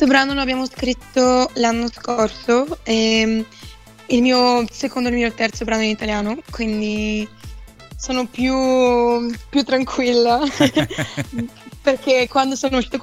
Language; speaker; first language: Italian; non-native, fluent; Bulgarian